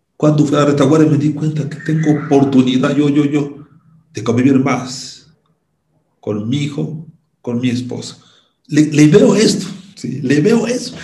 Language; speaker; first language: Spanish; non-native, fluent; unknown